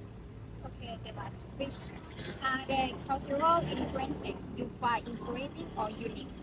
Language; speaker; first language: English; non-native, learner; Thai